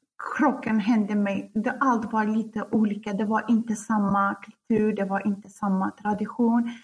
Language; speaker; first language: Swedish; non-native, fluent; Central Kurdish